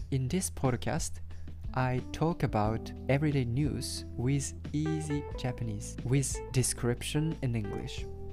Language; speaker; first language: English; non-native, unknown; Japanese